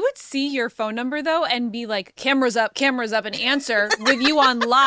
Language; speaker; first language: English; native; English